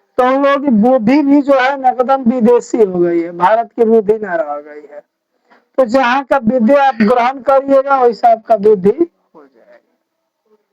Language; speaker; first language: Hindi; native; Hindi